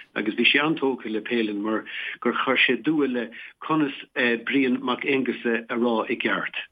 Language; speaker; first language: Irish; native; Irish